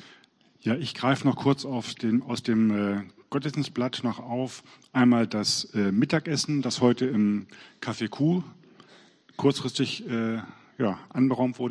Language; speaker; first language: German; native; German